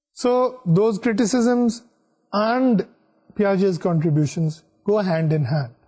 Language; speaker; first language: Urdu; non-native, local second language; Punjabi